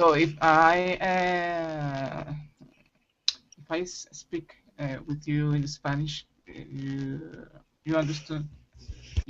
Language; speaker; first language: English; non-native, learner; Spanish